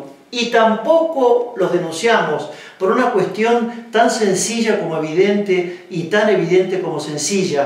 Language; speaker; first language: Spanish; native; Spanish